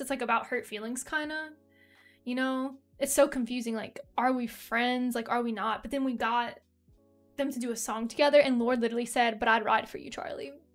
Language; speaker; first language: English; native; English